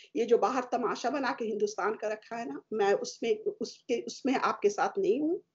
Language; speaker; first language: Hindi; native; Hindi